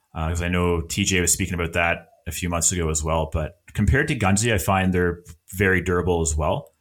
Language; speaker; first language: English; native; English